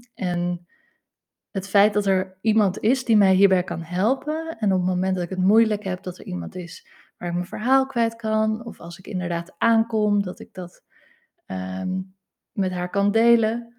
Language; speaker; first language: Dutch; native; Dutch